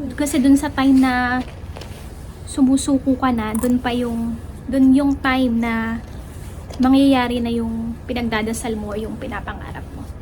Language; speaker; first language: Filipino; native; Filipino